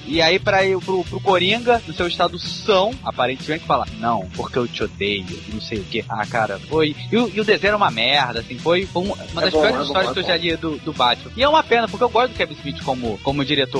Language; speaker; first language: Portuguese; native; Portuguese